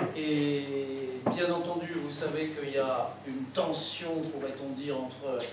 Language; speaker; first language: French; native; French